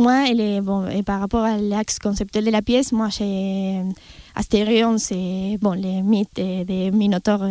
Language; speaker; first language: French; non-native, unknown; Spanish